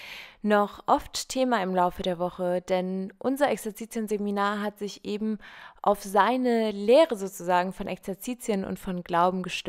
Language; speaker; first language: German; native; German